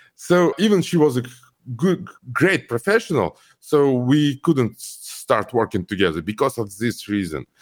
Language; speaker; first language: English; non-native, fluent; Kazakh